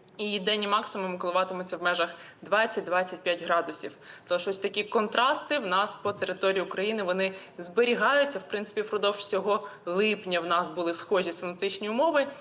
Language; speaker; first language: Ukrainian; native; Ukrainian